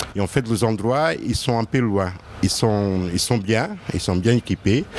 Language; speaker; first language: French; non-native, fluent; Portuguese